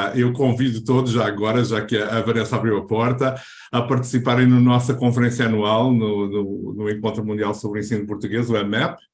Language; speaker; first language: Portuguese; native; Portuguese